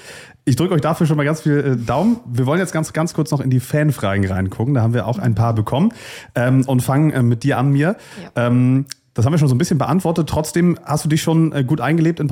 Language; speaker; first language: German; native; German